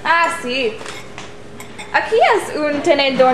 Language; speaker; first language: Spanish; non-native, learner; English